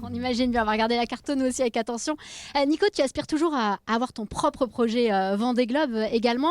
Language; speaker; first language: French; native; French